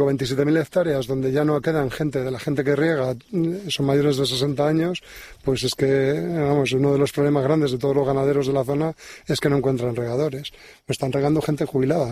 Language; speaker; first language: Spanish; native; Spanish